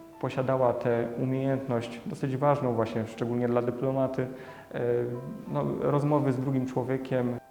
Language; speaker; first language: Polish; native; Polish